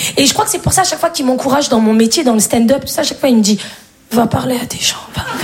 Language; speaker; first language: French; native; French